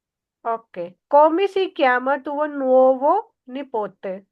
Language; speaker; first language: Italian; non-native, learner; Urdu